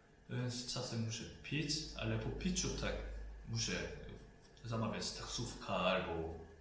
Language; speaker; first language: Polish; non-native, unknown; Korean